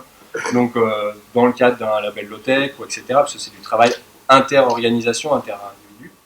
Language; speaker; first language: French; native; French